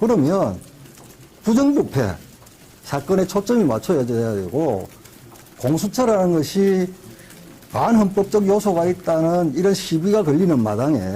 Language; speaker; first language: Korean; native; Korean